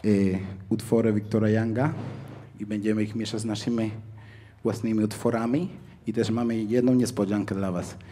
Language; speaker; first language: Polish; non-native, fluent; Spanish